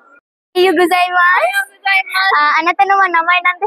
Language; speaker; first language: Japanese; non-native, learner; Bangla